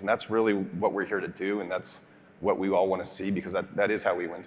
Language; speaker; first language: English; native; English